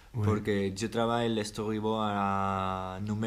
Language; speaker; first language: French; non-native, learner; Spanish